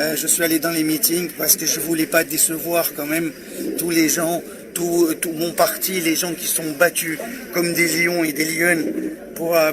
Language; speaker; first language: French; non-native, local second language; Arabic